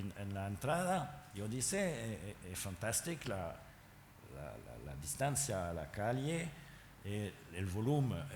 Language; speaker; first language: Spanish; non-native, learner; French